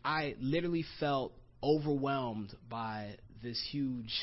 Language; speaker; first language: English; native; English